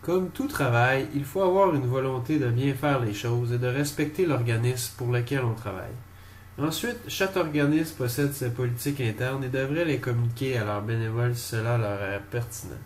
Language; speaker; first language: French; native; French